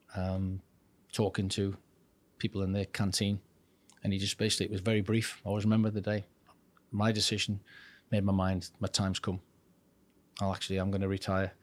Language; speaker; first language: English; native; English